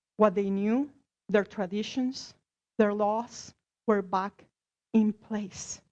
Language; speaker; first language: English; non-native, fluent; Spanish